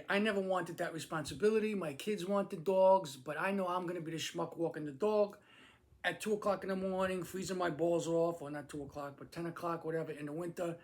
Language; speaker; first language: English; native; English